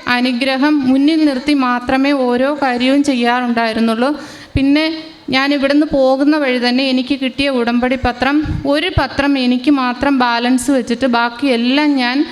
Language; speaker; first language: Malayalam; native; Malayalam